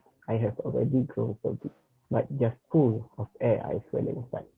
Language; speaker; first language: English; non-native, learner; Malay